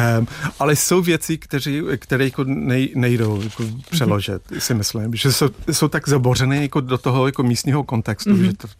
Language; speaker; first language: Czech; non-native, fluent; English